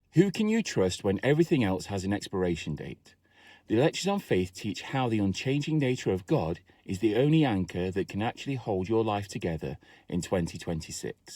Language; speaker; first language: English; native; English